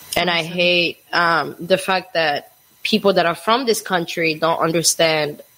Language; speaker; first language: English; non-native, fluent; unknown